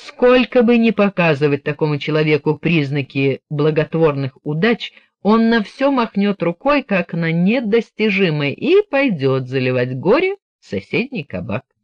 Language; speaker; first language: Russian; native; Russian